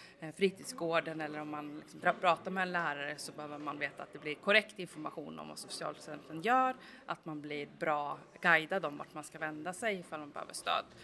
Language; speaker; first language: Swedish; native; Swedish